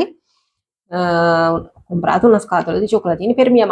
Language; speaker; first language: Italian; non-native, fluent; Sinhala